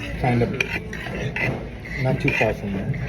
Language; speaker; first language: English; native; English